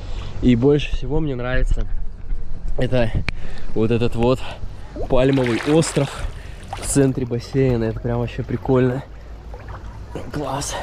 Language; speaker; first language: Russian; native; Russian